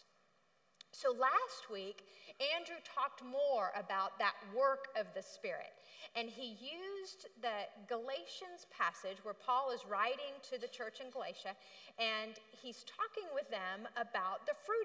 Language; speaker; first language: English; native; English